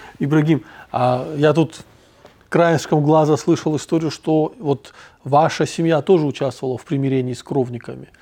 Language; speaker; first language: Russian; non-native, local second language; Ossetic